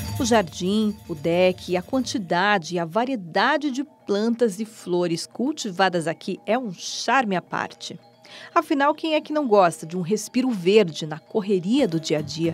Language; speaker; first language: Portuguese; native; Portuguese